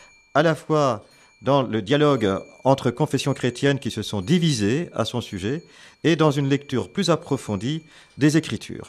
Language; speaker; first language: French; native; French